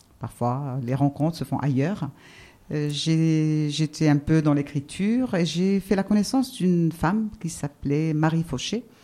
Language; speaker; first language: French; non-native, local second language; Arabic